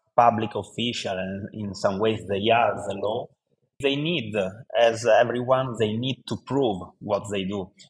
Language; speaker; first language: English; non-native, fluent; Italian